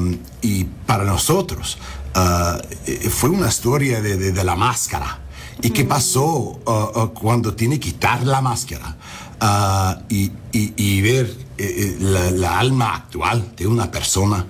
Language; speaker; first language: Spanish; early bilingual, heritage; Spanish